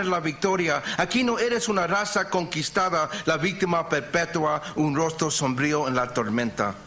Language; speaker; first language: Spanish; early bilingual, heritage; Spanish